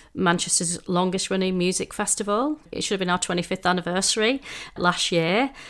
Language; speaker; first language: English; native; English